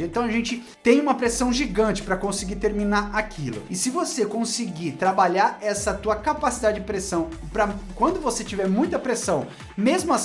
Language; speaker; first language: Portuguese; native; Portuguese